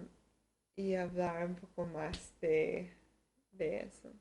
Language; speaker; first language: Spanish; early bilingual, heritage; Spanish